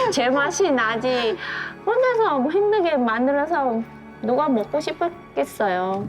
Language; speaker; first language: Korean; non-native, fluent; Vietnamese